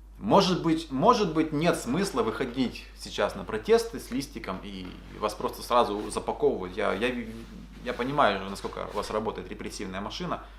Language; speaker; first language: Russian; native; Russian